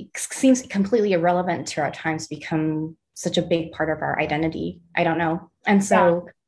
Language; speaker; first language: English; early bilingual, other home language; Chinese